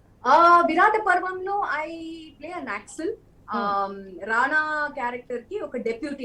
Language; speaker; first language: Telugu; non-native, local second language; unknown